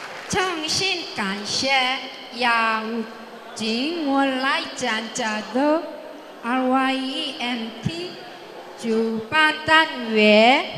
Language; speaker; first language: Chinese; non-native, learner; Korean